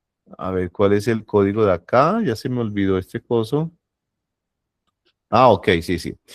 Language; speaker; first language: Spanish; native; Spanish